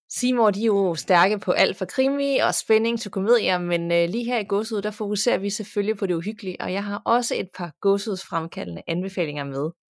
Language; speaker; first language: Danish; native; Danish